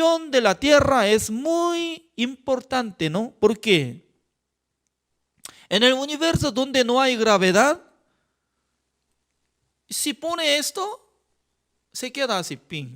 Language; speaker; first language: Spanish; non-native, fluent; Korean